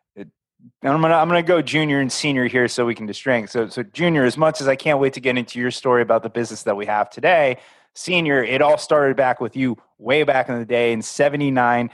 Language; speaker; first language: English; native; English